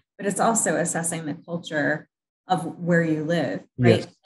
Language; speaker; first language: English; native; English